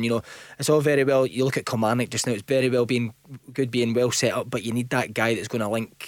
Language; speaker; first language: English; native; English